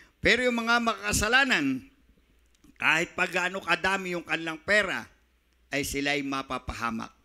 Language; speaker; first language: Filipino; native; Filipino